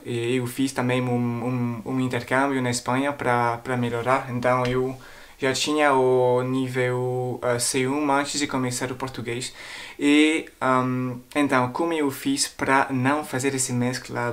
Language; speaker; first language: Portuguese; non-native, fluent; French